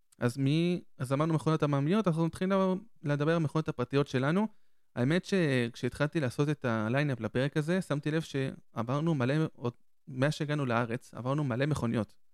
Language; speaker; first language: Hebrew; native; Hebrew